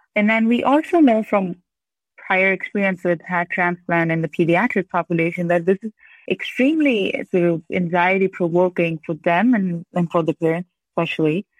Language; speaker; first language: English; non-native, local second language; Urdu